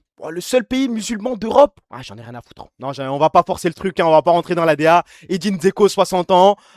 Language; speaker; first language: French; early bilingual, other home language; Arabic